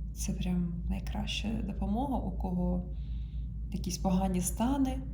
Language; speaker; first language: Ukrainian; non-native, local second language; Russian